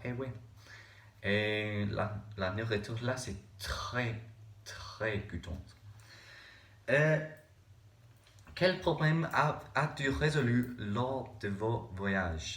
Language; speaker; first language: French; non-native, learner; English